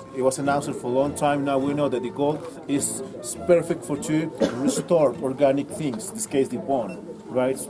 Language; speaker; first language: English; non-native, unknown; Spanish